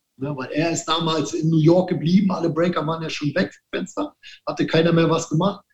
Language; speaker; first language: German; early bilingual, other home language; Italian